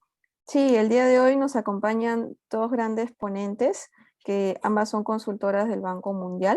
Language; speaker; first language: Spanish; native; Spanish